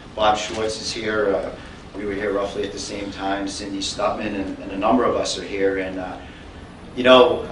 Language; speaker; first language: English; native; English